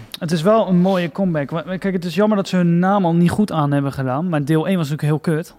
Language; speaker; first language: Dutch; native; Dutch